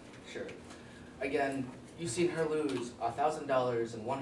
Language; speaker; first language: English; native; English